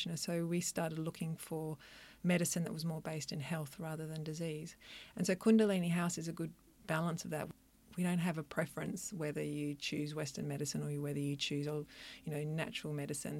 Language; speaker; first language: English; native; English